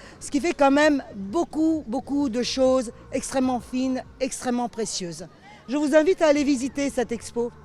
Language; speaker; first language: French; native; French